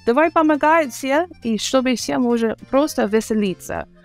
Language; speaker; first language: Russian; non-native, learner; English